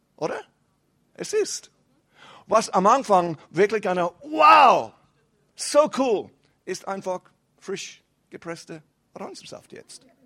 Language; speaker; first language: German; non-native, fluent; English